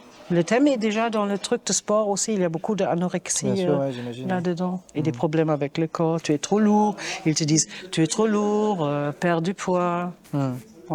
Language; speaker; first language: French; non-native, fluent; German